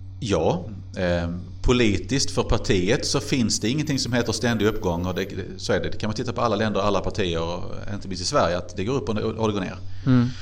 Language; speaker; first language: Swedish; native; Swedish